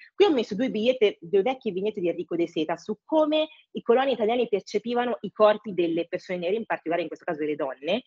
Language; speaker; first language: Italian; early bilingual, other home language; English